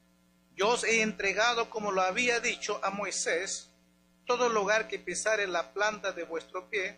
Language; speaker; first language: Spanish; native; Spanish